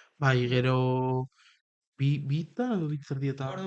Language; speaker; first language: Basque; non-native, local second language; Spanish